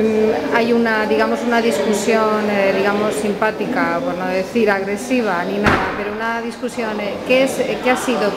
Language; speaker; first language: Spanish; native; Spanish